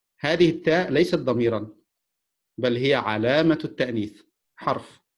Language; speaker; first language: Arabic; non-native, fluent; Indonesian